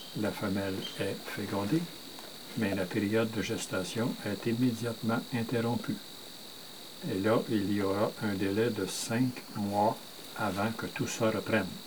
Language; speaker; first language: French; native; French